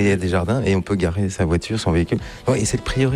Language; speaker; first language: French; native; French